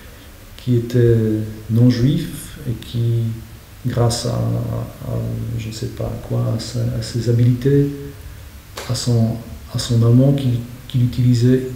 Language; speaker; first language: French; non-native, fluent; Polish